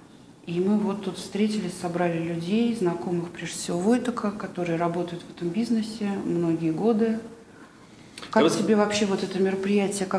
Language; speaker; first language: Russian; native; Russian